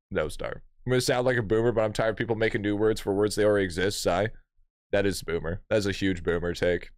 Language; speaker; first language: English; native; English